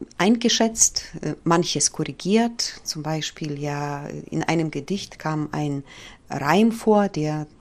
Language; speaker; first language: German; non-native, fluent; Polish